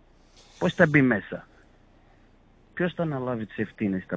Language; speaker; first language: Greek; non-native, fluent; Portuguese